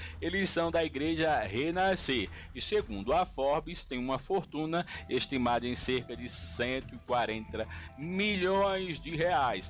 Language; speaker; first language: Portuguese; native; Portuguese